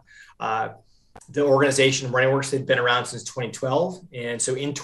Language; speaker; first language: English; native; English